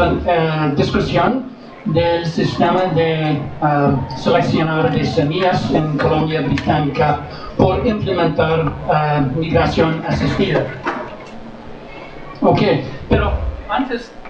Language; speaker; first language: Spanish; non-native, learner; English